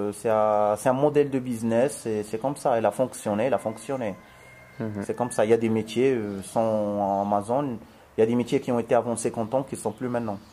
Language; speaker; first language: French; non-native, local second language; Arabic